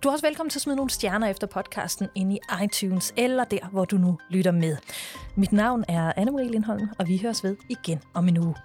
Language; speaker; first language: Danish; native; Danish